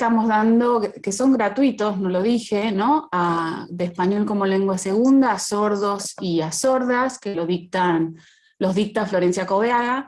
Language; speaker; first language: Spanish; native; Spanish